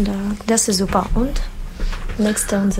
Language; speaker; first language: German; non-native, learner; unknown